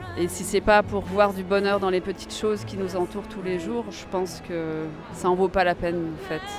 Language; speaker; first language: French; native; French